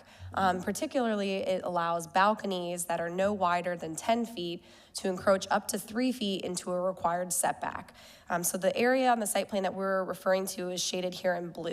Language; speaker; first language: English; native; English